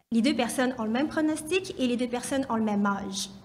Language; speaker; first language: French; native; French